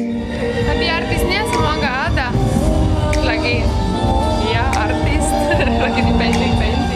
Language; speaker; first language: Indonesian; non-native, learner; Romanian